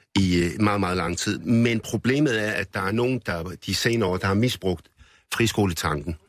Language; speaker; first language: Danish; early bilingual, other home language; Arabic